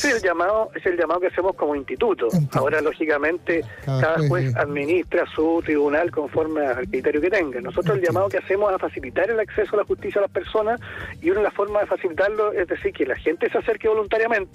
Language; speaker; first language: Spanish; native; Spanish